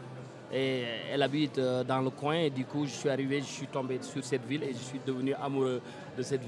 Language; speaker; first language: French; non-native, local second language; Wolof